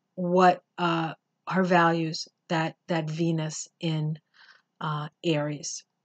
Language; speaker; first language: English; native; English